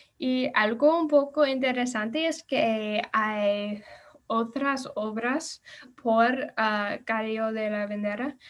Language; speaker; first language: Spanish; non-native, learner; English